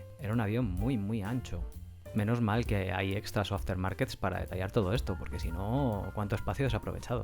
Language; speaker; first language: Spanish; native; Spanish